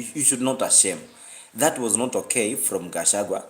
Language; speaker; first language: English; non-native, local second language; Gusii